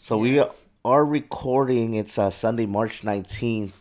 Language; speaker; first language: English; early bilingual, other home language; Spanish